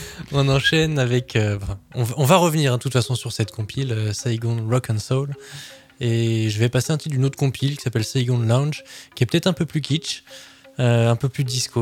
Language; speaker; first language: French; native; French